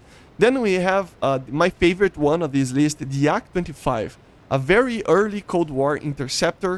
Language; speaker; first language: English; non-native, fluent; Portuguese